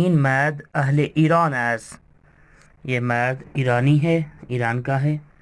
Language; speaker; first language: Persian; non-native, fluent; Urdu